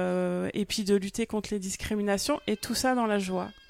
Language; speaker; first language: French; native; French